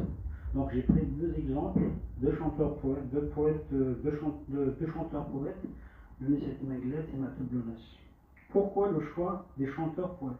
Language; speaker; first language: French; non-native, local second language; Kabyle